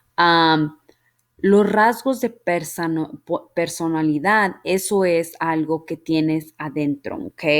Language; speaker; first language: Spanish; early bilingual, heritage; Spanish